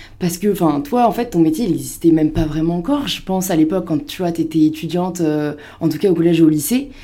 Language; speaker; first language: French; native; French